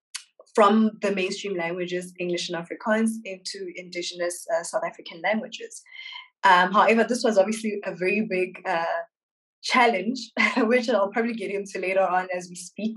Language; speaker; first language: English; non-native, local second language; Southern Sotho